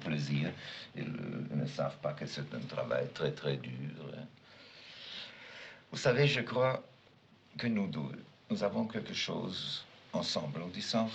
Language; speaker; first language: French; non-native, fluent; German